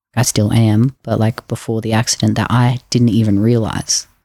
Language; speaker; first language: English; native; English